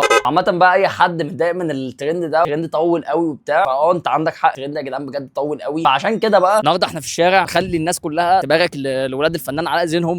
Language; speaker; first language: Arabic; native; Arabic